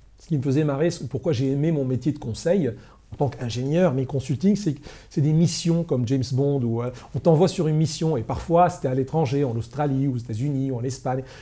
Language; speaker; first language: French; non-native, local second language; Arabic